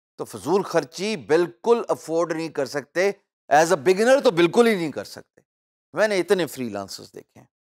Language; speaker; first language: Urdu; native; Urdu